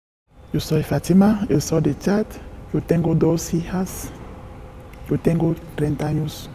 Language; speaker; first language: Spanish; non-native, learner; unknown